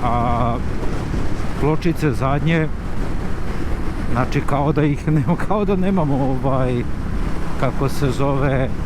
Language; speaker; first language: Serbian; native; Serbian